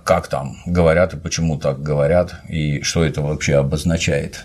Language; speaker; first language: Russian; native; Russian